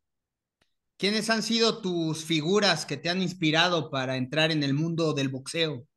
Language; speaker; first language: Spanish; native; Spanish